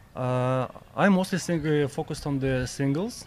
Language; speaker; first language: English; non-native, learner; Ukrainian